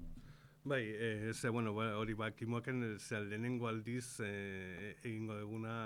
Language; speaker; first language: Basque; non-native, local second language; Spanish